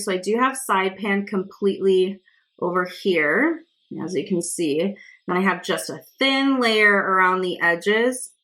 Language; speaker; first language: English; native; English